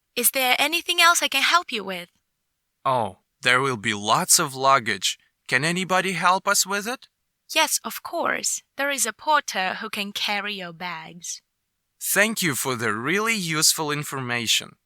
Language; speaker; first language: English; non-native, fluent; Ukrainian